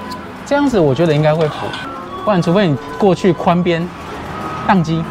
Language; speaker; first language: Chinese; native; Chinese